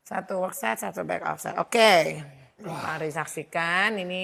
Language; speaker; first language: Indonesian; native; Indonesian